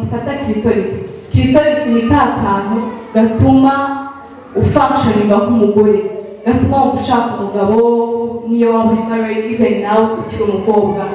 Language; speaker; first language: Kinyarwanda; early bilingual, heritage; Kinyarwanda